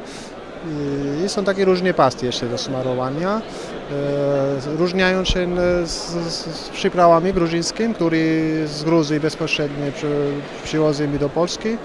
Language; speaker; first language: Polish; non-native, learner; Georgian